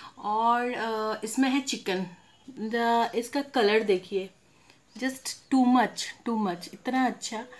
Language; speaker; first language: Hindi; non-native, local second language; Bangla